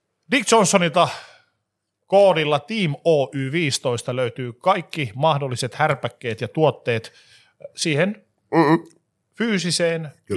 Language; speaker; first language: Finnish; native; Finnish